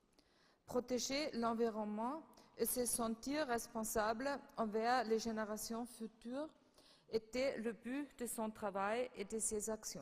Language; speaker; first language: French; non-native, fluent; German